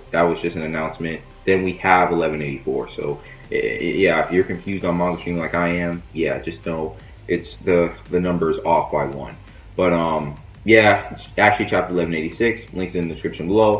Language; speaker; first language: English; native; English